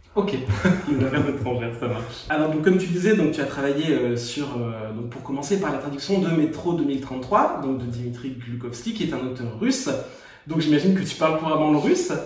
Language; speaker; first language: French; native; French